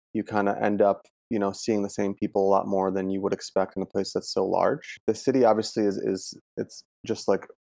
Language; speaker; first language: English; early bilingual, other home language; Italian